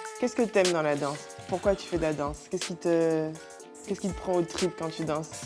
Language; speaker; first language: French; native; French